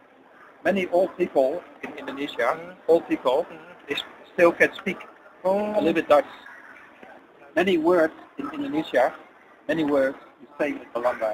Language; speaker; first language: English; non-native, learner; Dutch